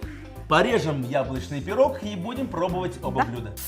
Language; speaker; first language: Russian; native; Russian